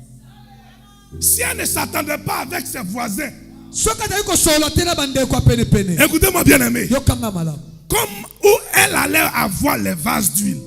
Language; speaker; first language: French; native; French